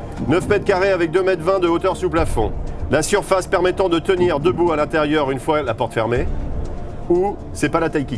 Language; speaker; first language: French; native; French